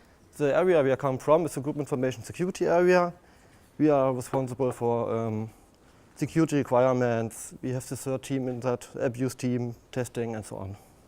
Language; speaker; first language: English; non-native, fluent; German